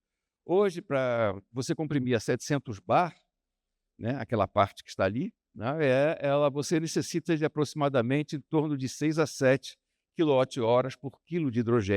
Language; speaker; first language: Portuguese; native; Portuguese